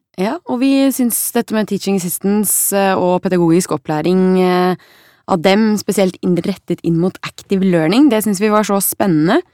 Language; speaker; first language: Norwegian; native; Norwegian